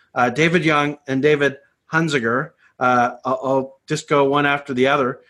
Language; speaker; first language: English; native; English